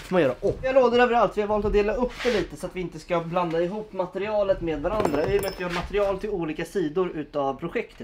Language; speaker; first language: Swedish; native; Swedish